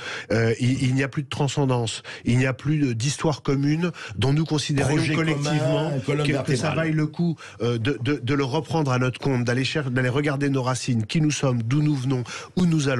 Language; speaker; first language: French; native; French